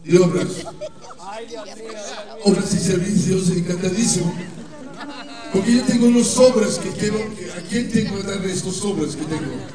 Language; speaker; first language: Spanish; non-native, fluent; Italian